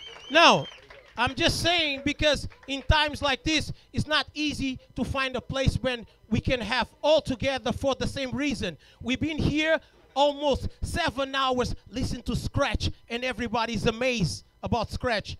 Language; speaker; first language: English; non-native, fluent; Portuguese